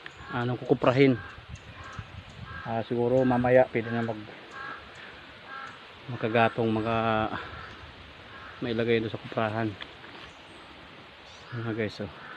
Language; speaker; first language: Filipino; non-native, local second language; Bikol